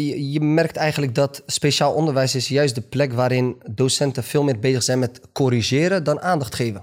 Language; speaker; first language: Dutch; early bilingual, other home language; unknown